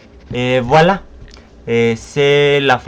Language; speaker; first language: French; non-native, learner; Spanish